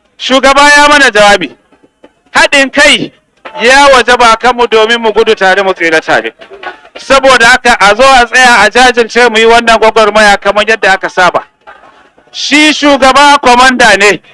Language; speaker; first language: Hausa; native; Hausa